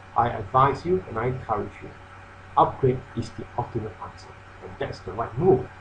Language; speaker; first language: English; non-native, local second language; Chinese